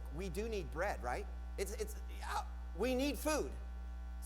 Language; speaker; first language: English; native; English